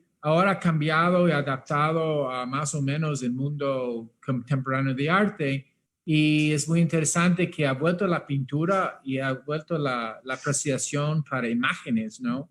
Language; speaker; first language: Spanish; early bilingual, heritage; English